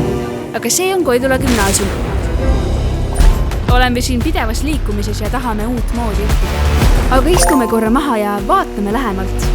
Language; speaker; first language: Estonian; native; Estonian